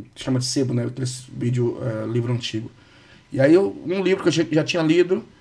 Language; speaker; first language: Portuguese; native; Portuguese